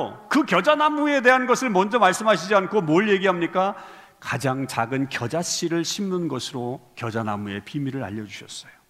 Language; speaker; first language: Korean; native; Korean